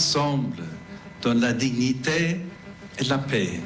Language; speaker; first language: French; non-native, fluent; English